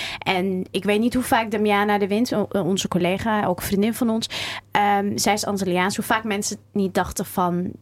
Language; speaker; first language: Dutch; early bilingual, other home language; Somali